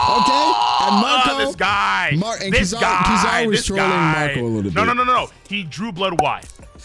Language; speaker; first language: English; native; English